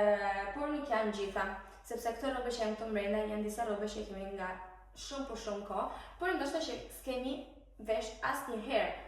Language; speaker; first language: Albanian; early bilingual, heritage; Albanian